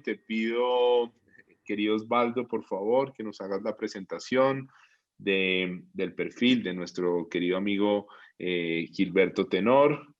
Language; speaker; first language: Spanish; native; Spanish